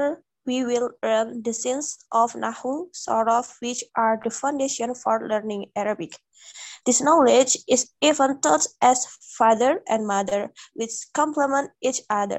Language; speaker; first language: English; non-native, learner; Indonesian